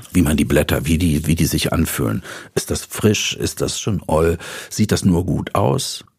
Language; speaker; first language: German; native; German